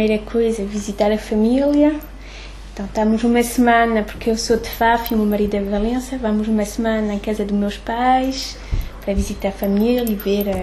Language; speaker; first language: Portuguese; early bilingual, heritage; French